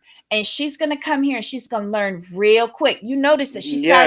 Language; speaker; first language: English; native; English